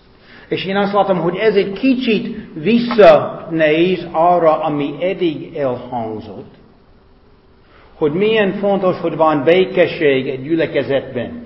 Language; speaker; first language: Hungarian; non-native, fluent; English